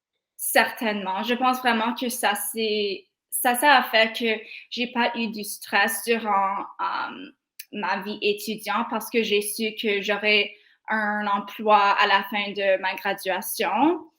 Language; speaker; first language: French; non-native, local second language; English